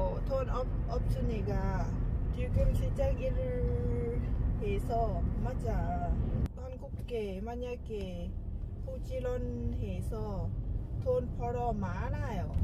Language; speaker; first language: Korean; non-native, learner; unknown